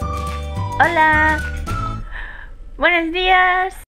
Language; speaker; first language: Spanish; non-native, fluent; English